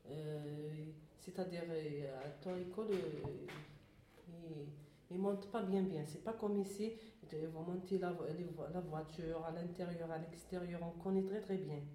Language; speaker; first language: French; non-native, learner; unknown